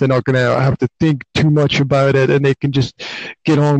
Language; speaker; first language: English; native; English